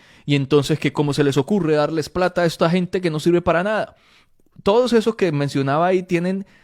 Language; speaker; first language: Spanish; native; Spanish